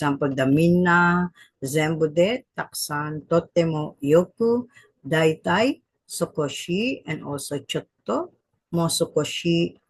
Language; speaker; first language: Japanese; non-native, fluent; Filipino